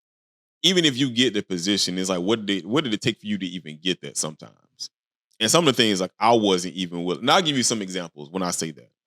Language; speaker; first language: English; native; English